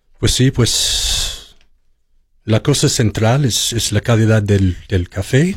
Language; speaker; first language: Spanish; non-native, fluent; English